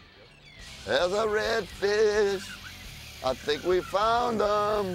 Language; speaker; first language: English; native; English